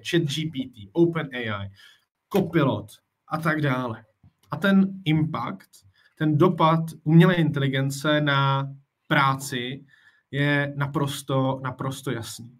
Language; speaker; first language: Czech; native; Czech